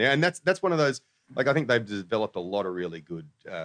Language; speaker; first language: English; native; English